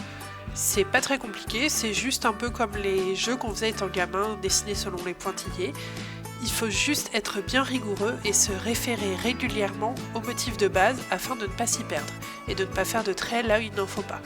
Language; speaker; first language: French; native; French